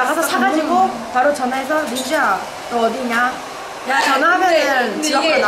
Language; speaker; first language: Korean; native; Korean